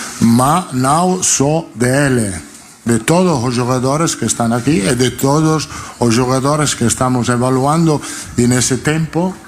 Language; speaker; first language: Portuguese; non-native, learner; Italian